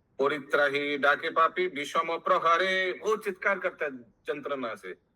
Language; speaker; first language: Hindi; non-native, local second language; Bangla